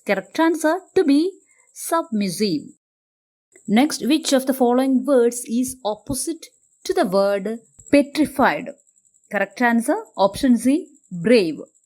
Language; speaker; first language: English; non-native, local second language; Malayalam